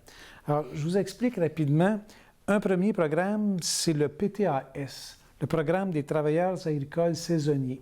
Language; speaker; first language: French; native; French